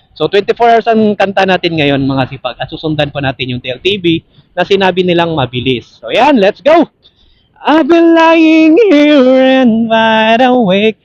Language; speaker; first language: Filipino; non-native, local second language; Cebuano